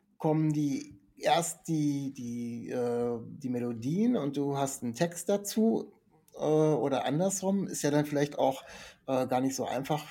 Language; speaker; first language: German; native; German